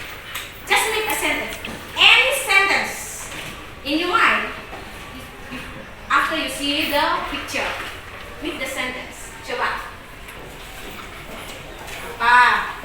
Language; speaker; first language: English; non-native, learner; Indonesian